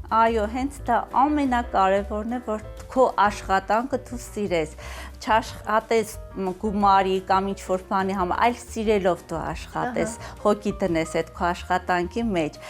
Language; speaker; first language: Armenian; native; Armenian